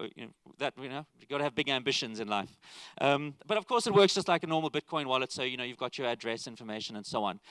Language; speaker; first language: English; native; English